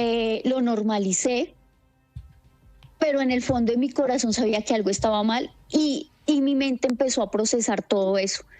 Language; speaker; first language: Spanish; native; Spanish